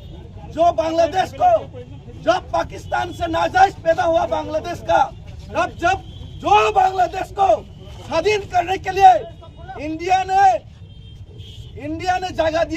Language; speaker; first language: Hindi; non-native, local second language; Kok Borok